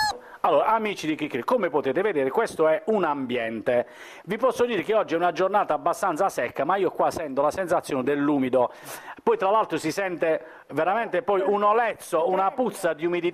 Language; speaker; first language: Italian; native; Italian